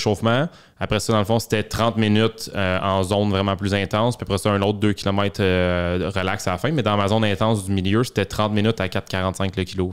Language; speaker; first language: French; native; French